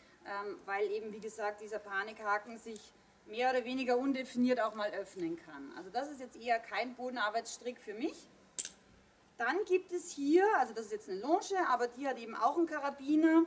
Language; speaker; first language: German; native; German